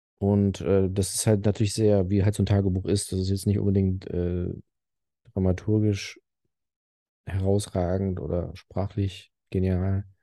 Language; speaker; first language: German; early bilingual, other home language; Arabic